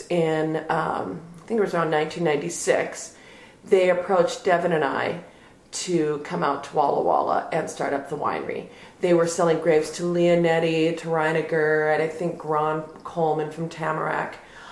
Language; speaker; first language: English; native; English